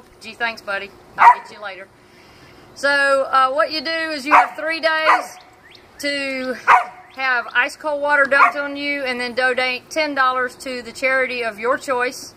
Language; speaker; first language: English; native; English